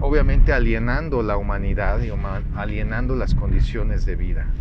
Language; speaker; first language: Spanish; native; Spanish